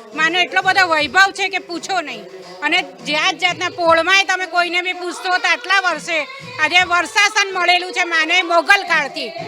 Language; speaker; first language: Gujarati; native; Gujarati